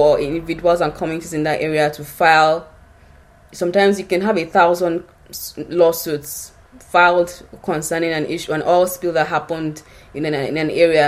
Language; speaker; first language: English; non-native, local second language; Yoruba